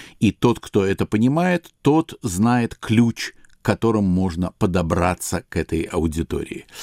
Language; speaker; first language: Russian; native; Russian